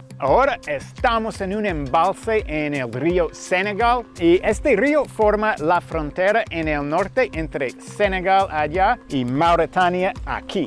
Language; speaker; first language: Spanish; non-native, fluent; English